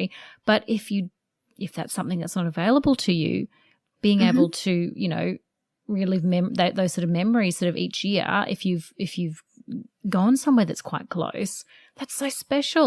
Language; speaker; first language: English; native; English